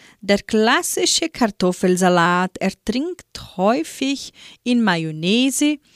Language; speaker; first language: German; native; German